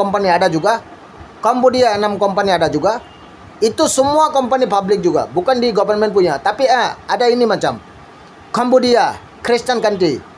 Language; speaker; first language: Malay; non-native, learner; Bangla